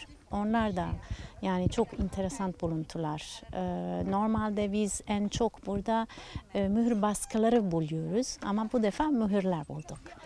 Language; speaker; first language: Turkish; non-native, learner; Italian